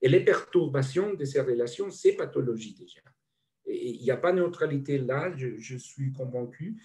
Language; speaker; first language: French; non-native, fluent; Spanish